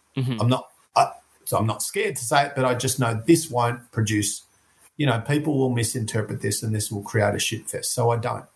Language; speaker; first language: English; native; English